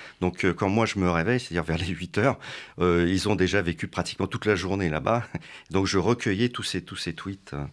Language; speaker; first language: French; early bilingual, other home language; Russian